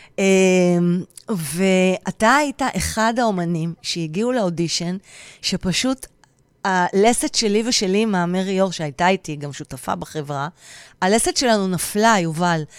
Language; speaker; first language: Hebrew; native; Hebrew